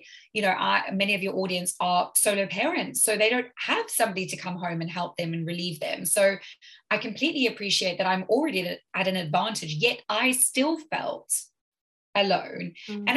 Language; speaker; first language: English; native; English